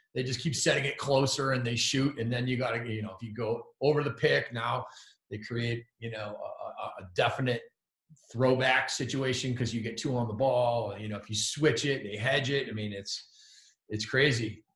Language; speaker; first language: English; native; English